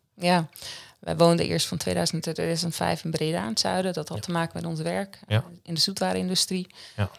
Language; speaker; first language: Dutch; non-native, fluent; Swiss German